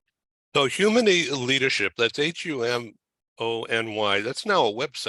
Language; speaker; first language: English; native; English